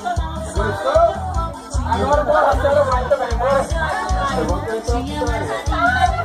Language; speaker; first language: Portuguese; native; Portuguese